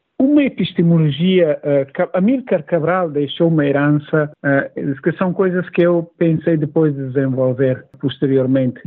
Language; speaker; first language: Portuguese; non-native, local second language; Upper Guinea Crioulo